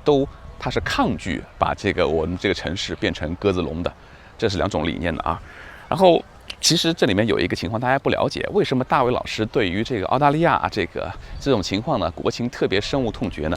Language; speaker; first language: Chinese; native; Chinese